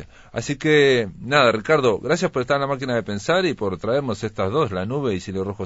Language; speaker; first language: Spanish; native; Spanish